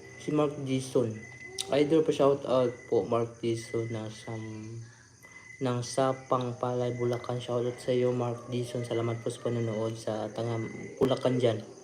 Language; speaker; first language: Filipino; non-native, local second language; Cebuano